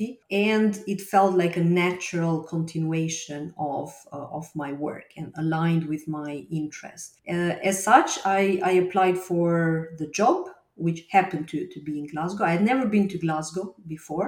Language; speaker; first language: English; non-native, fluent; Albanian